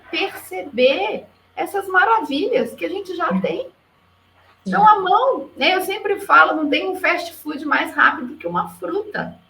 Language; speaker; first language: Portuguese; native; Portuguese